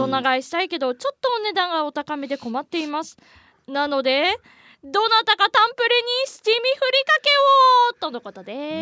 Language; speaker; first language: Japanese; native; Japanese